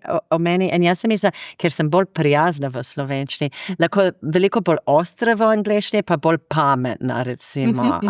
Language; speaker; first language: Slovenian; non-native, fluent; English